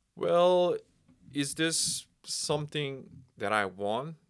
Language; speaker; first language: English; non-native, fluent; Korean